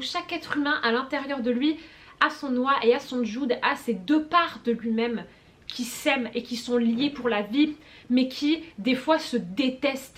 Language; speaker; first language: French; native; French